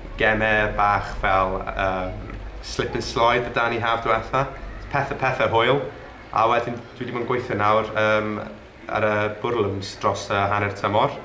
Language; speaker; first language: Welsh; native; Welsh